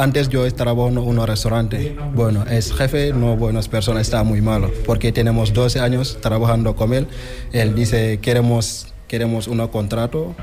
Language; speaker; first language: Spanish; non-native, learner; Wolof